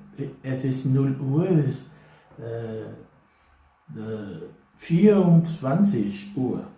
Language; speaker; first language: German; non-native, fluent; English